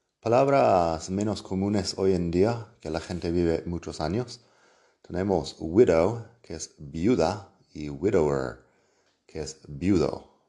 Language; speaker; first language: Spanish; non-native, fluent; English